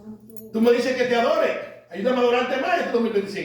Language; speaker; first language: Spanish; native; Spanish